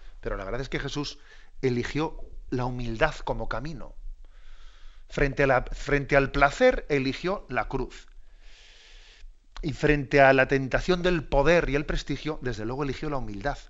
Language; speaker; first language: Spanish; native; Spanish